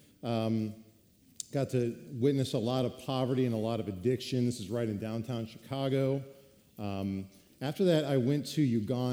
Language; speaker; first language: English; native; English